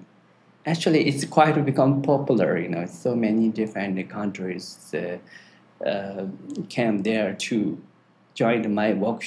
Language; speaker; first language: English; non-native, learner; Tibetan